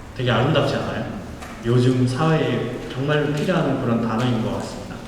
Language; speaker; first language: Korean; non-native, fluent; Nepali